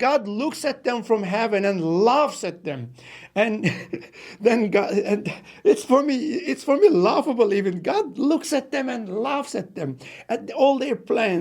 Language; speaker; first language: English; non-native, fluent; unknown